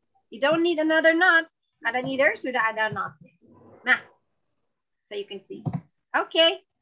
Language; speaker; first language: English; non-native, fluent; Indonesian